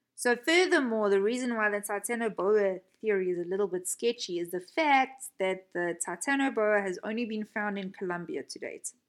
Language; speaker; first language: English; native; English